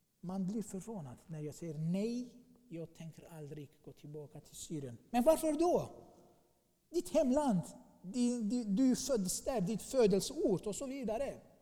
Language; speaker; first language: Swedish; non-native, fluent; Arabic